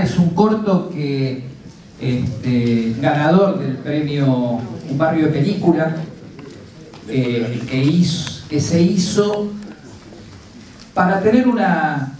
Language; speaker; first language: Spanish; native; Spanish